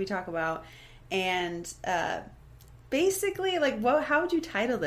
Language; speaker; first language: English; native; English